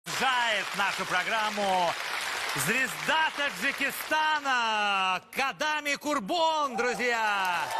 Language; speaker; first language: Russian; native; Russian